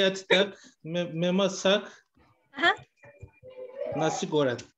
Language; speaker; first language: Indonesian; non-native, learner; Turkish